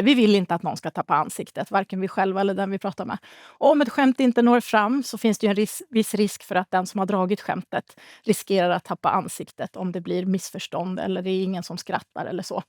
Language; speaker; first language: Swedish; native; Swedish